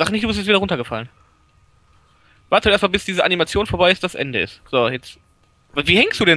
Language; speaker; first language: German; native; German